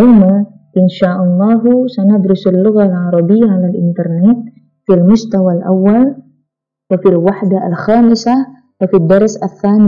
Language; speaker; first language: Arabic; non-native, fluent; Indonesian